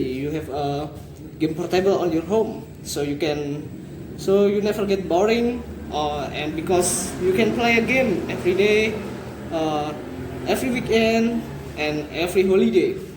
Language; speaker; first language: English; non-native, learner; Indonesian